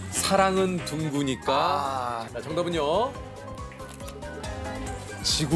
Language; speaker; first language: Korean; native; Korean